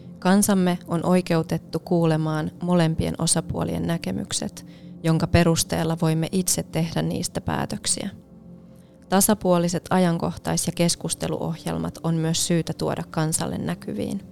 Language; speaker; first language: Finnish; native; Finnish